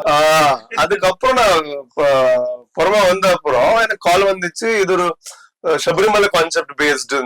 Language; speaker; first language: Tamil; non-native, learner; Tulu